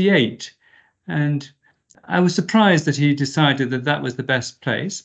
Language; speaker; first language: English; native; English